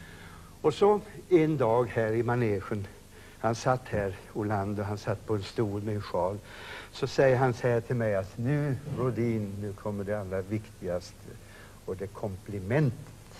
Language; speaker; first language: Swedish; native; Swedish